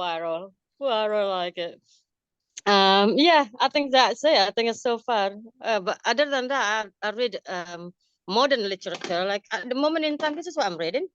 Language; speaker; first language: English; non-native, fluent; Indonesian